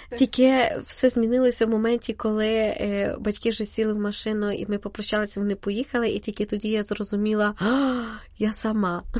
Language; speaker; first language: Ukrainian; native; Ukrainian